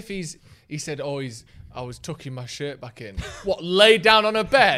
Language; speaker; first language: English; native; English